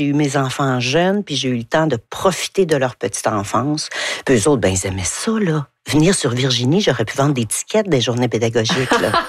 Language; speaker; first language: French; native; French